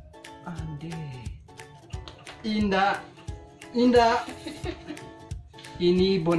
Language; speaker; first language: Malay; non-native, fluent; French